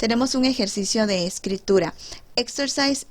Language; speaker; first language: Spanish; native; Spanish